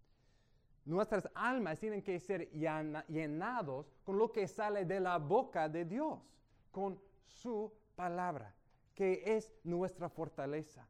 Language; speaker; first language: Spanish; non-native, fluent; English